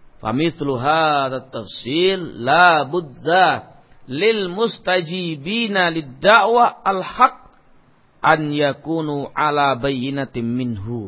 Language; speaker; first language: Arabic; non-native, fluent; Indonesian